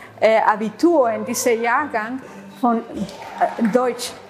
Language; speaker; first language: German; non-native, learner; Spanish